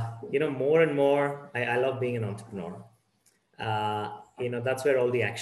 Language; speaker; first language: English; non-native, local second language; Kannada